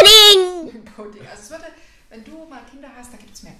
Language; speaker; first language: German; native; German